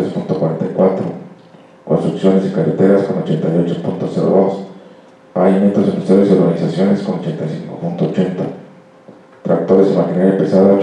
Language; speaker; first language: Spanish; native; Spanish